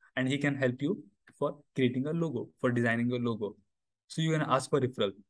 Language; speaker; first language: English; non-native, local second language; Odia